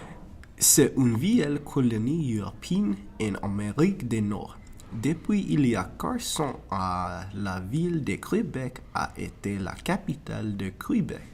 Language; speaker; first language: French; non-native, learner; English